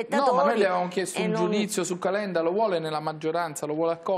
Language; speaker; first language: Italian; native; Italian